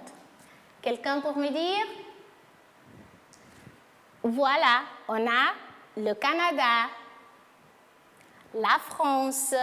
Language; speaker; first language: French; non-native, fluent; Portuguese